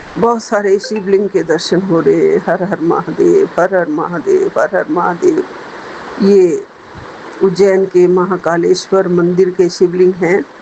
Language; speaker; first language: Hindi; native; Hindi